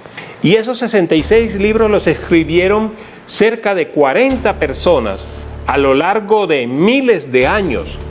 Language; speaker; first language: Spanish; native; Spanish